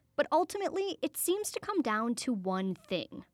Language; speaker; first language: English; native; English